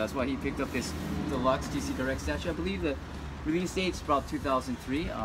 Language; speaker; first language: English; native; English